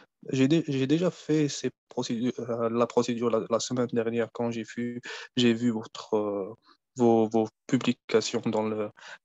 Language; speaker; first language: French; non-native, fluent; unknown